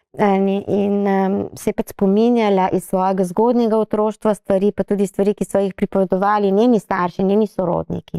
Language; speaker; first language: Slovenian; native; Slovenian